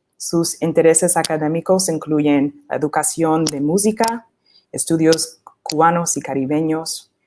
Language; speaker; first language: Spanish; non-native, fluent; English